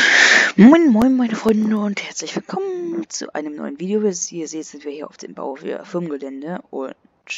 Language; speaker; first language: German; native; German